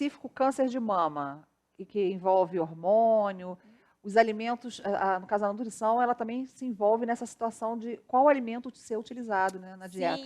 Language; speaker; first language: Portuguese; native; Portuguese